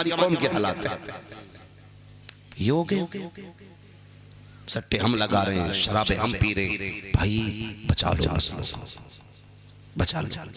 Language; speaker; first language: Hindi; native; Hindi